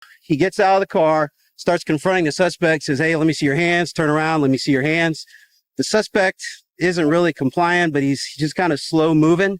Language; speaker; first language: English; native; English